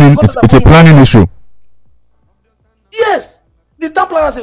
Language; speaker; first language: English; non-native, local second language; Yoruba